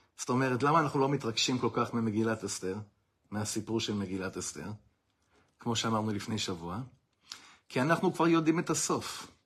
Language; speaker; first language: Hebrew; non-native, fluent; English